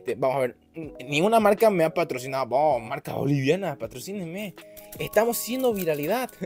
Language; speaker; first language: Spanish; native; Spanish